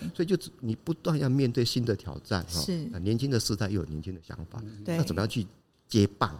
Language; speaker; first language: Chinese; native; Chinese